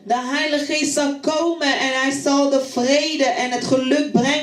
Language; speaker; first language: Dutch; non-native, fluent; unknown